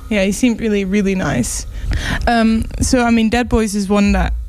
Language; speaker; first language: English; non-native, fluent; Dutch